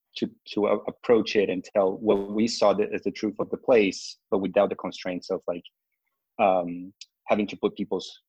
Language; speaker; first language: English; non-native, fluent; Portuguese